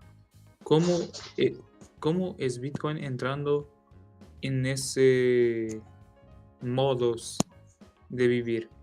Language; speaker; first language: Spanish; non-native, learner; Portuguese